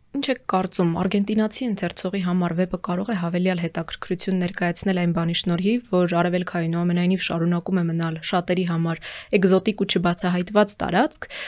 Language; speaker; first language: Armenian; native; Armenian